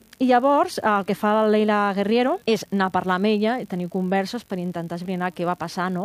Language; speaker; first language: Catalan; native; Catalan